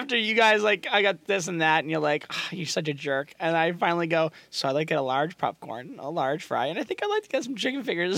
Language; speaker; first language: English; native; English